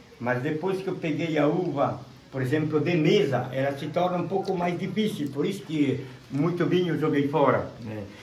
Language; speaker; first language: Portuguese; native; Portuguese